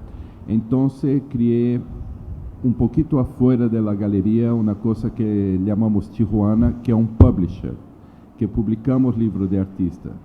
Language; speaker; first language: Spanish; non-native, learner; Portuguese